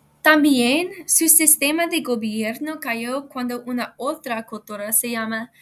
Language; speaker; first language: Spanish; non-native, learner; English